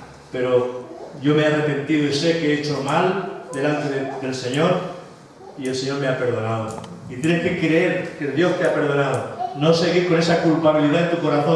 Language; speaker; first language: Spanish; native; Spanish